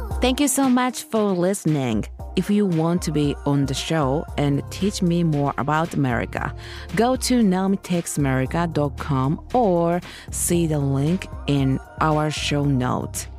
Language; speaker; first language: English; non-native, learner; Japanese